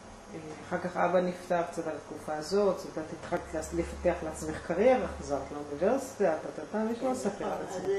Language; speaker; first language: Hebrew; native; Hebrew